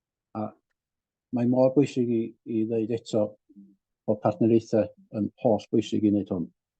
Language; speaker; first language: Welsh; native; Welsh